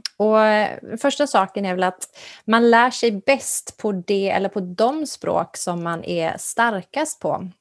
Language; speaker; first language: Swedish; native; Swedish